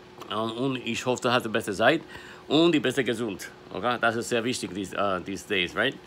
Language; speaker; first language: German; non-native, learner; English